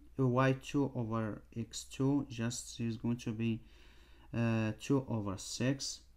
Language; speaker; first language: English; non-native, fluent; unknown